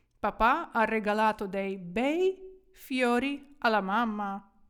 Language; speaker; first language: Italian; non-native, fluent; Ukrainian